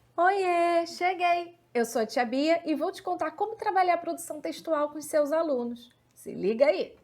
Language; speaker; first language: Portuguese; native; Portuguese